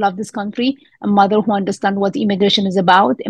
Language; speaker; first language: English; early bilingual, other home language; Amharic